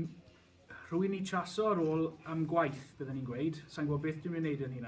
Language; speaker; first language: Welsh; native; Welsh